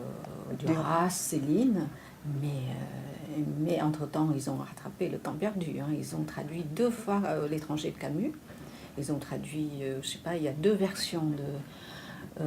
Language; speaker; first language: French; non-native, fluent; Vietnamese